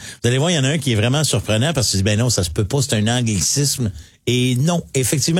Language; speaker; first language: French; native; French